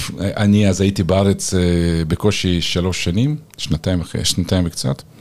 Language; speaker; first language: Hebrew; non-native, fluent; Russian